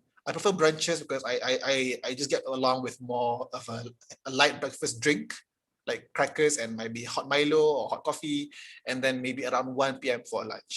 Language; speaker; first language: English; non-native, local second language; Malay